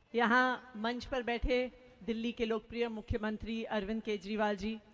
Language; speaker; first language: Hindi; native; Hindi